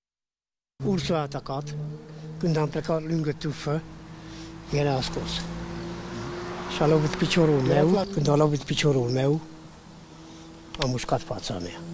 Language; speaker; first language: Romanian; non-native, local second language; Hungarian